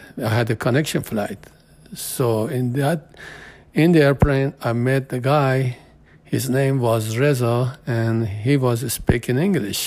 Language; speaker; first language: English; non-native, fluent; Persian